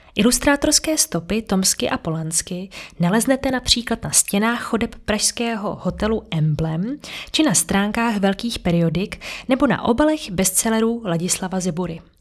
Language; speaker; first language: Czech; native; Czech